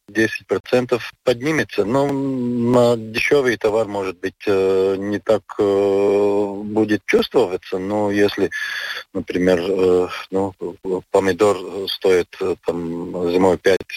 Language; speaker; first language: Russian; non-native, local second language; Latvian